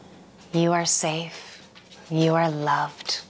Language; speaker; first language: English; native; English